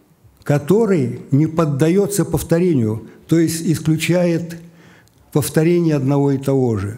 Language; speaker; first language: Russian; native; Russian